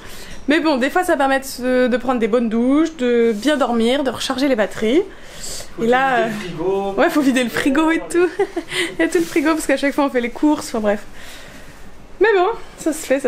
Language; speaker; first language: French; native; French